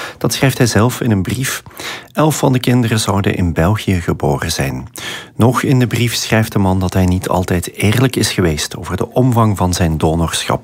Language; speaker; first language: Dutch; native; Dutch